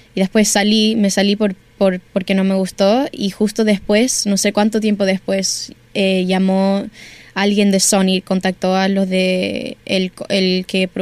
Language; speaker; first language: Spanish; early bilingual, heritage; Spanish